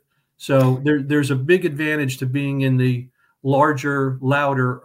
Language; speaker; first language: English; native; English